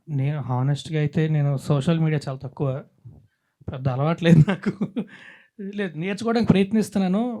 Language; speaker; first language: Telugu; native; Telugu